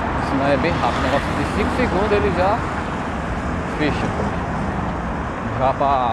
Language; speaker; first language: Portuguese; native; Portuguese